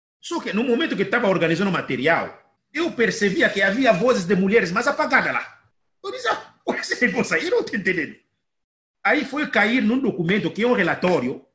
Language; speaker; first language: Portuguese; non-native, fluent; Lingala